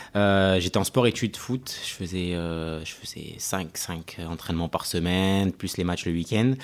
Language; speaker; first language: French; early bilingual, other home language; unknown